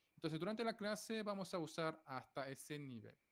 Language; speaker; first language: Spanish; non-native, fluent; Korean